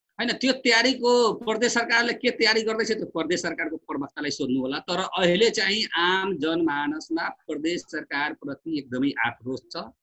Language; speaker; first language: Nepali; non-native, local second language; Bhojpuri